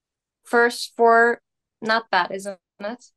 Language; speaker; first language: English; non-native, learner; Turkish